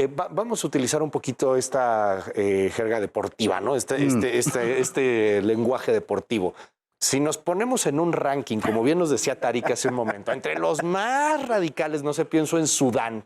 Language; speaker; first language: Spanish; native; Spanish